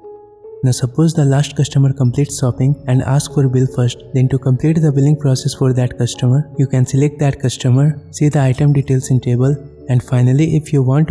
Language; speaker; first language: English; non-native, local second language; Hindi